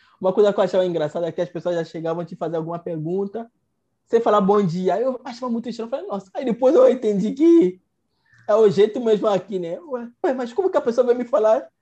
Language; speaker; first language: Portuguese; non-native, fluent; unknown